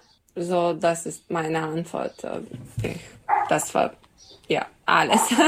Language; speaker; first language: German; non-native, fluent; Serbian